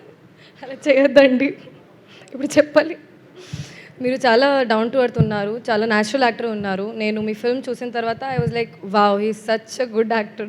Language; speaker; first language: Telugu; non-native, learner; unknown